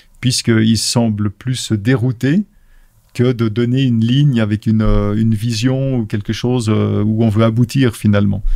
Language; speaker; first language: French; native; French